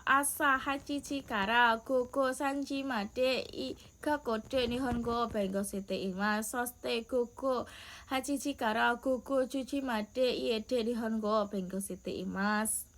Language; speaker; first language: Japanese; non-native, learner; Indonesian